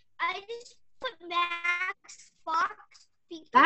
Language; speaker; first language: English; native; English